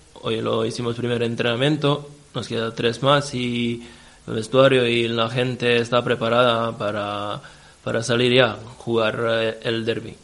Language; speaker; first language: Spanish; non-native, fluent; Serbian